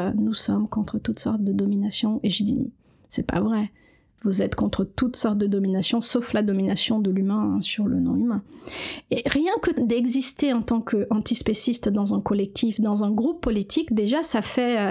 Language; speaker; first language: French; non-native, fluent; Portuguese